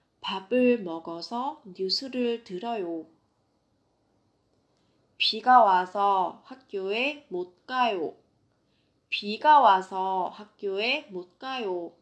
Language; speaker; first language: Korean; non-native, fluent; Vietnamese